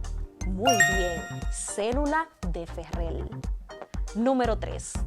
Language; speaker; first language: Spanish; native; Spanish